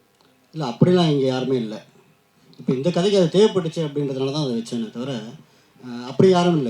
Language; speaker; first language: Tamil; native; Tamil